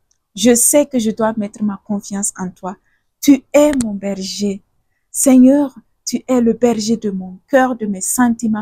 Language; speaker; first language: French; non-native, fluent; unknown